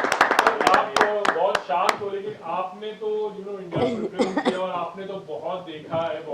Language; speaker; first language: Hindi; native; Hindi